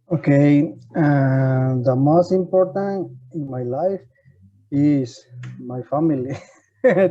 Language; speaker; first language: English; non-native, learner; Spanish